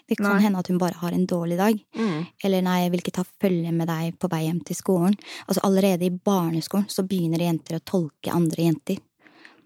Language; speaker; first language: Norwegian; early bilingual, other home language; Somali